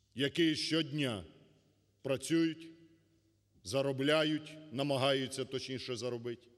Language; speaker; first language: Ukrainian; native; Ukrainian